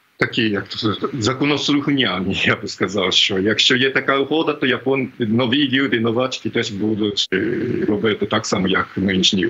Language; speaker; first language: Ukrainian; non-native, fluent; Japanese